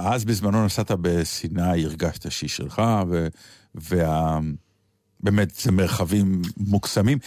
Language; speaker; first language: Hebrew; native; Hebrew